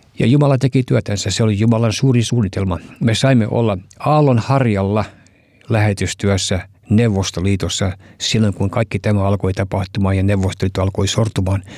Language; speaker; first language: Finnish; early bilingual, heritage; Finnish